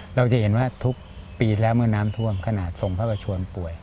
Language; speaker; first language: Thai; native; Thai